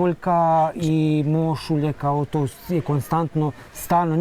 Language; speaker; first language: Bosnian; native; Bosnian